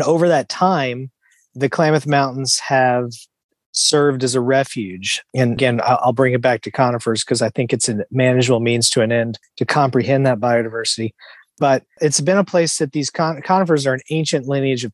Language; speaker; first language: English; native; English